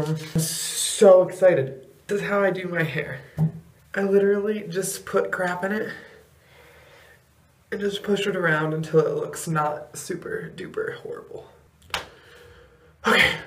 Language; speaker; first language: English; native; English